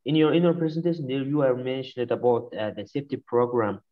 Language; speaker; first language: English; non-native, learner; Mongolian